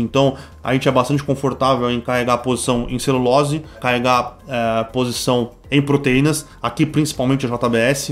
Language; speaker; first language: Portuguese; native; Portuguese